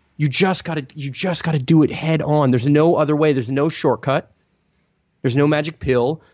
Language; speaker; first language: English; non-native, fluent; Italian